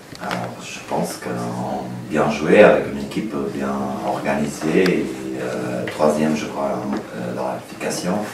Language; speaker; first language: French; non-native, learner; Portuguese